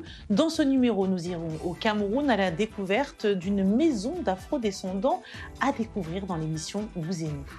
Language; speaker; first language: French; native; French